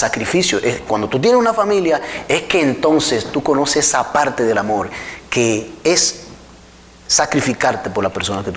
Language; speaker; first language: Spanish; native; Spanish